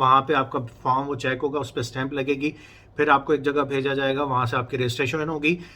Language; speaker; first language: Urdu; native; Urdu